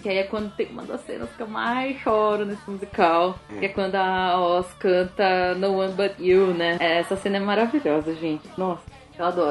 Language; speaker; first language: Portuguese; native; Portuguese